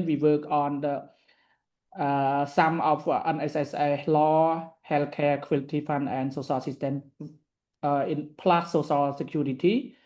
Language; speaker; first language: English; non-native, learner; Khmer